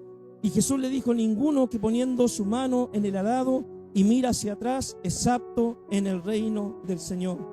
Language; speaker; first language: Spanish; native; Spanish